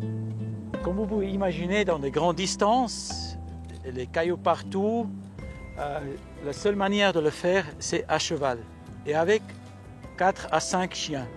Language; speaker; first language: French; early bilingual, heritage; Spanish